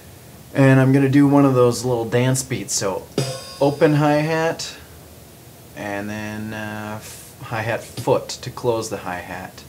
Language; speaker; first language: English; native; English